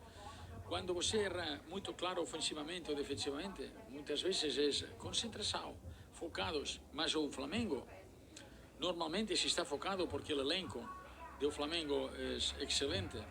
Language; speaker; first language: Portuguese; non-native, learner; Spanish